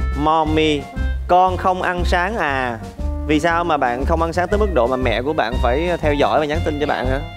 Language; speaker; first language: Vietnamese; native; Vietnamese